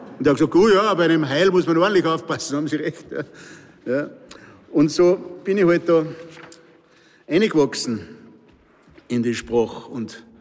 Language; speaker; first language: German; native; German